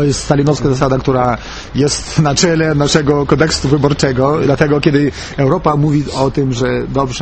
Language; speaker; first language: Polish; non-native, fluent; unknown